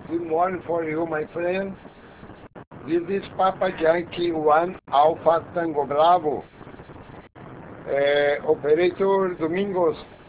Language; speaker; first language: English; non-native, learner; Portuguese